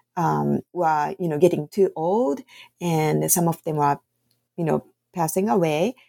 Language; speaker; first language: English; non-native, fluent; Japanese